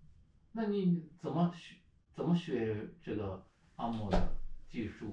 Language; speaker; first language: Chinese; non-native, learner; Japanese